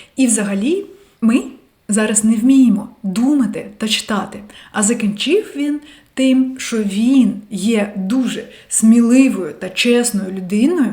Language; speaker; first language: Ukrainian; non-native, local second language; Russian